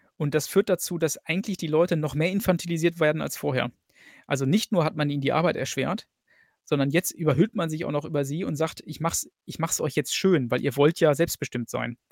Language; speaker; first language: German; native; German